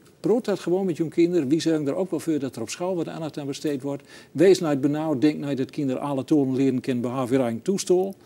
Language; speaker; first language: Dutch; native; Dutch